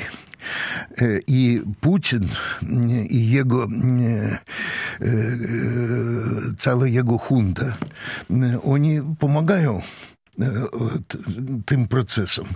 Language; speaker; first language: Polish; non-native, fluent; Russian